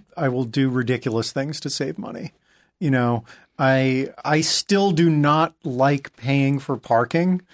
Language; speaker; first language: English; native; English